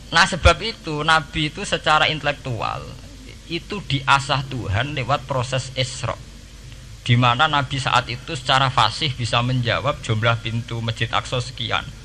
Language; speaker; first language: Indonesian; non-native, local second language; Javanese